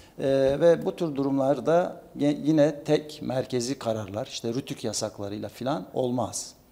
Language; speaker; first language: Turkish; native; Turkish